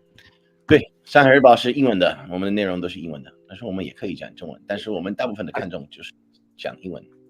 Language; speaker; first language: Chinese; non-native, fluent; English